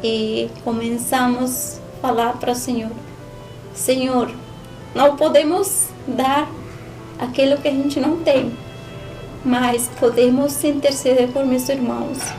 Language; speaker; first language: Portuguese; non-native, learner; Spanish